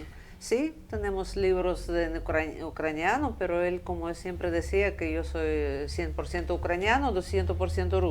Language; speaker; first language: Spanish; non-native, fluent; Russian